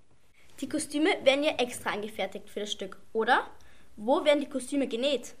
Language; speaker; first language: German; native; German